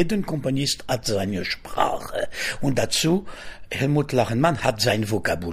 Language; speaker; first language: German; non-native, fluent; French